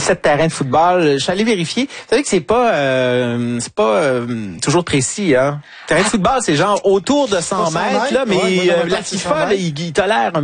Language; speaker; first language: French; native; French